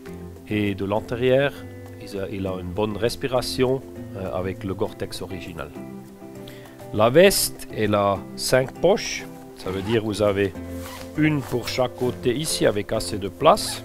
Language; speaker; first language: French; non-native, fluent; German